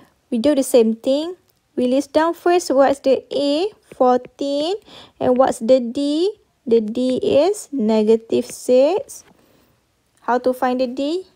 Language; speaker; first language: English; non-native, local second language; Malay